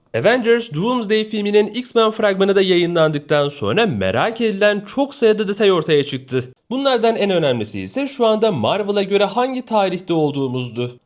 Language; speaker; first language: Turkish; native; Turkish